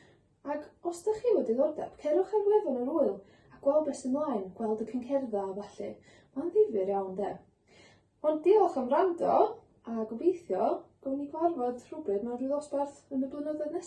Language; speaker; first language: Welsh; native; Welsh